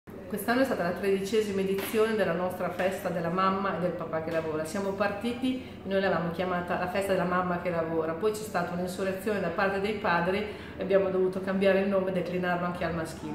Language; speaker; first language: Italian; native; Italian